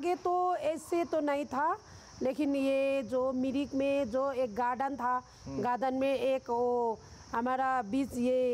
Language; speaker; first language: Hindi; non-native, local second language; Nepali